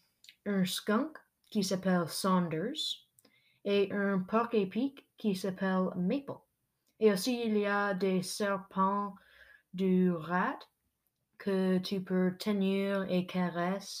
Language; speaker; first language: French; non-native, local second language; English